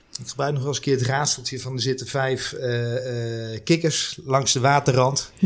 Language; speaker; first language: Dutch; native; Dutch